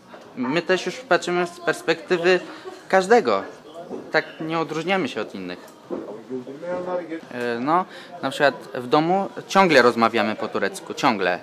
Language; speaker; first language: Polish; early bilingual, other home language; Turkish